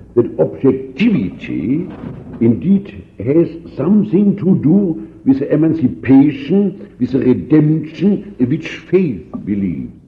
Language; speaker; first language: English; non-native, fluent; German